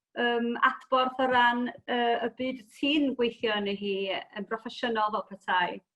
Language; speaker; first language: Welsh; native; Welsh